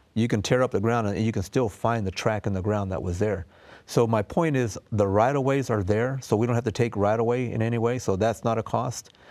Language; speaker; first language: English; native; English